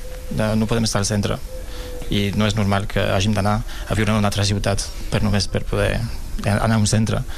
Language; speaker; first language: Catalan; non-native, local second language; Spanish